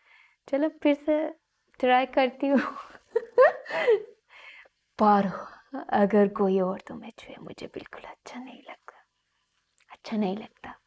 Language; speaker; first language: Hindi; non-native, fluent; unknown